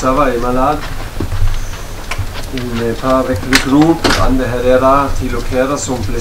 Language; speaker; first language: French; non-native, learner; German